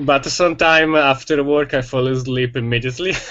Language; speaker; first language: English; non-native, learner; Italian